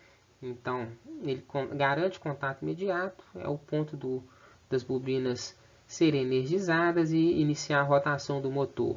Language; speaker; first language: Portuguese; native; Portuguese